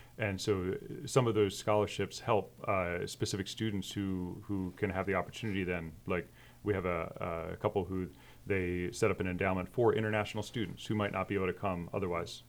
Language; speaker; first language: English; native; English